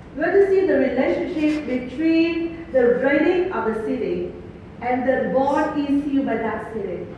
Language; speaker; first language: English; non-native, fluent; Vietnamese